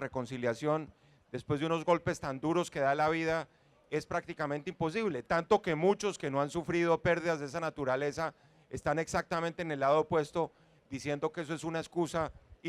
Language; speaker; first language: Spanish; native; Spanish